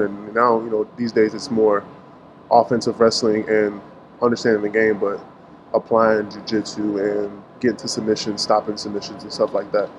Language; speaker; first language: English; native; English